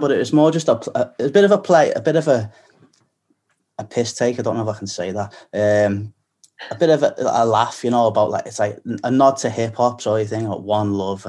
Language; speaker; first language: English; native; English